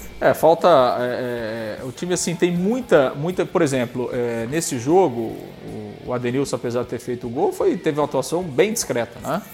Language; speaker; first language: Portuguese; native; Portuguese